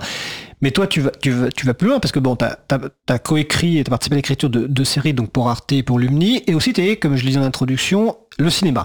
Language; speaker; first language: French; native; French